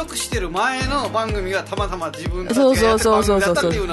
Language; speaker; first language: Japanese; non-native, fluent; Nepali